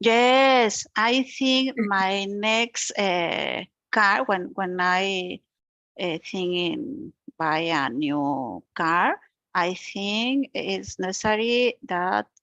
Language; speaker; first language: English; non-native, learner; Spanish